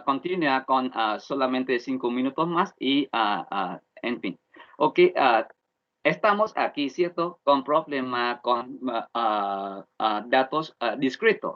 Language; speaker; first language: Spanish; non-native, learner; Vietnamese